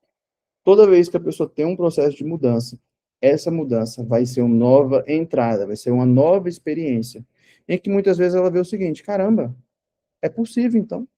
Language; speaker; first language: Portuguese; native; Portuguese